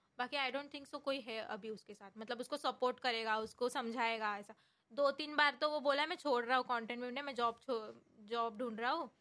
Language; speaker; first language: Hindi; non-native, local second language; Marathi